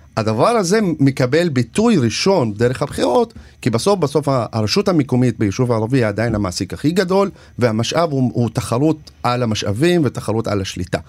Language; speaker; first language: Hebrew; non-native, local second language; Arabic